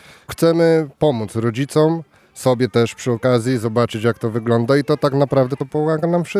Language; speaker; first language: Polish; native; Polish